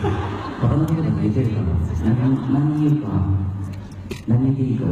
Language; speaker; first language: Japanese; non-native, learner; Korean